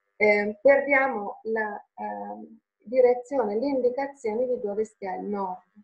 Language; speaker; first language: Italian; non-native, fluent; Finnish